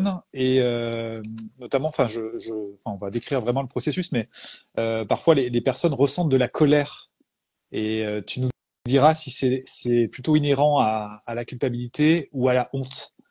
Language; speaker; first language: French; native; French